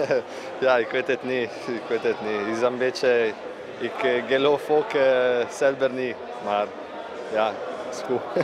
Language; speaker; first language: Dutch; non-native, fluent; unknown